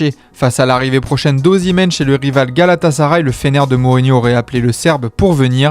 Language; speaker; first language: French; native; French